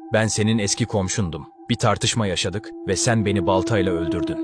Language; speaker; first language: Turkish; native; Turkish